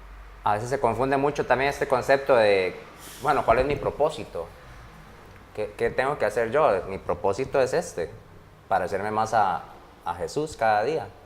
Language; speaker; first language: Spanish; native; Spanish